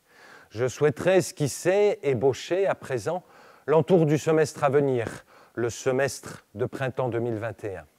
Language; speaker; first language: French; native; French